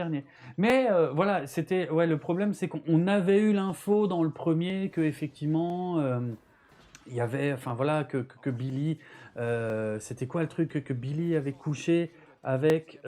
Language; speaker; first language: French; native; French